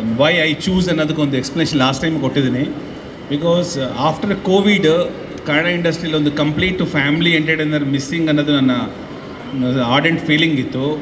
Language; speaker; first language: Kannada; non-native, learner; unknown